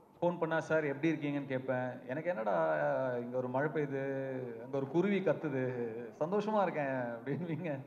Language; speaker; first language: Tamil; native; Tamil